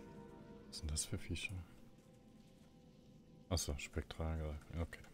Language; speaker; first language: German; native; German